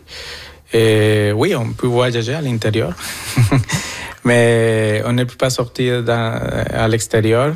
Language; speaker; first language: French; non-native, fluent; Spanish